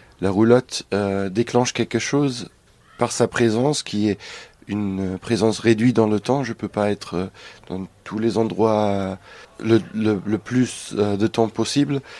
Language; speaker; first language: French; non-native, fluent; German